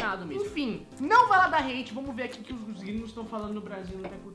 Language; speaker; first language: Portuguese; native; Portuguese